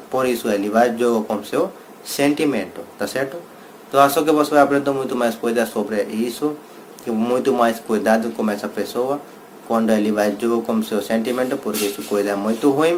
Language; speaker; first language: Portuguese; non-native, learner; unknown